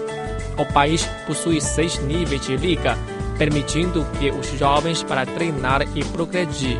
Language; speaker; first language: Portuguese; non-native, fluent; Chinese